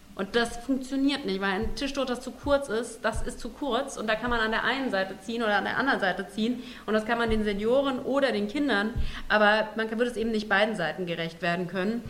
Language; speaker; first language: German; native; German